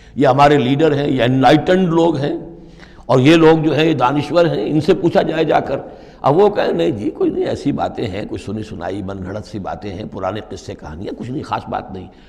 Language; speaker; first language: Urdu; native; Urdu